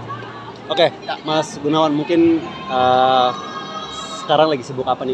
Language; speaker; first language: Indonesian; native; Indonesian